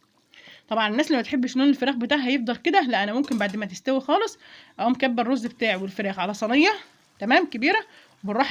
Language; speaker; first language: Arabic; native; Arabic